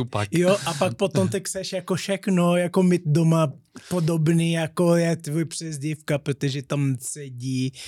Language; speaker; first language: Czech; non-native, learner; Portuguese